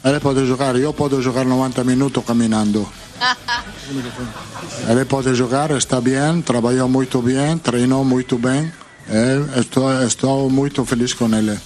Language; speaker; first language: Portuguese; non-native, fluent; Italian